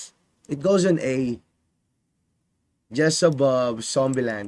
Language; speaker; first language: English; non-native, fluent; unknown